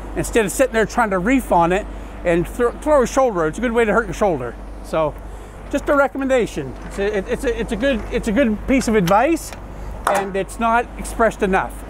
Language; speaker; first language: English; native; English